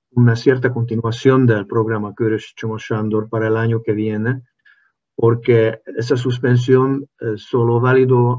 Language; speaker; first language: Spanish; non-native, fluent; Hungarian